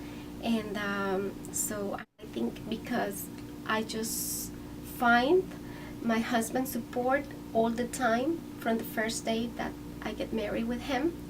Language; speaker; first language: English; non-native, fluent; Spanish